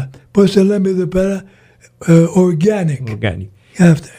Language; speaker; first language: Greek; early bilingual, heritage; Greek